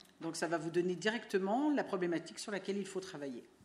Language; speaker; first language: French; native; French